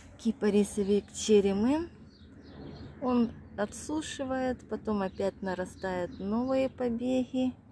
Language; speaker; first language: Russian; native; Russian